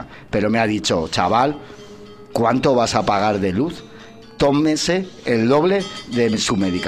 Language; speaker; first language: Spanish; native; Spanish